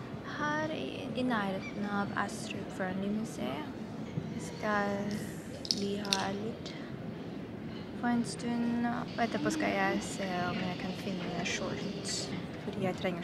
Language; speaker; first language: Norwegian; non-native, learner; Filipino